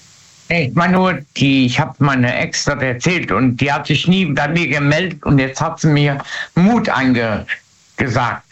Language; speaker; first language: German; native; German